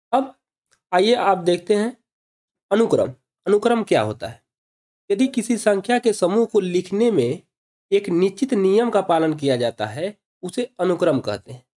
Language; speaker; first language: Hindi; native; Hindi